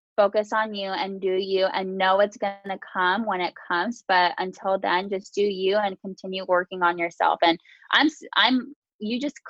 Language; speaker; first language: English; early bilingual, other home language; Japanese